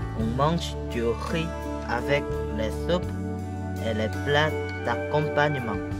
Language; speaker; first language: French; non-native, learner; Korean